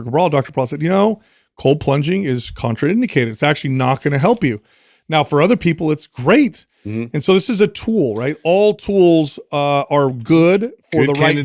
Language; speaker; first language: English; native; English